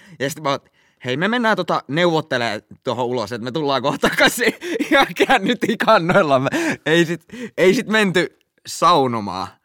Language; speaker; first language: Finnish; native; Finnish